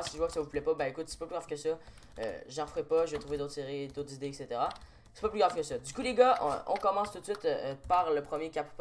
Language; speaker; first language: French; native; French